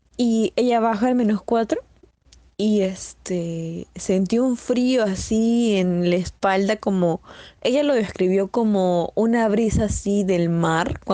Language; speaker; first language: Spanish; native; Spanish